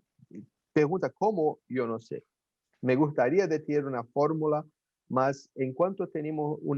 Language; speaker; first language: Spanish; non-native, fluent; Portuguese